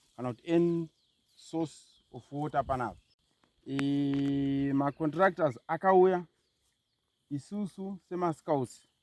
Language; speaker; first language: Shona; native; Shona